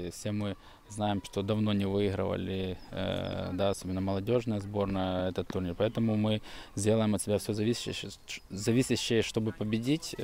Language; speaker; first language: Russian; native; Russian